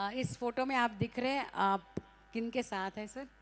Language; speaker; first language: Hindi; non-native, local second language; Marathi